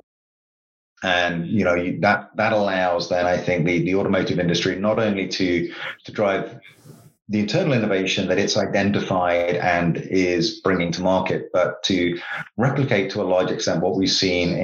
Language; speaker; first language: English; native; English